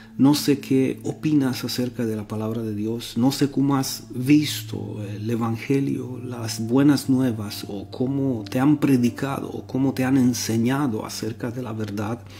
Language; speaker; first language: Spanish; non-native, fluent; Romanian